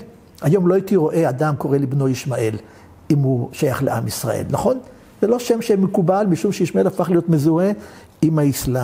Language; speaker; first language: Hebrew; native; Hebrew